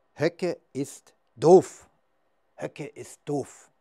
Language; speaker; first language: German; native; German